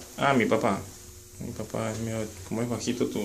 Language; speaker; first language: Spanish; native; Spanish